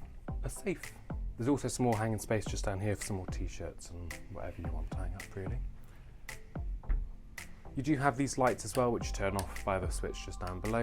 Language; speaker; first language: English; native; English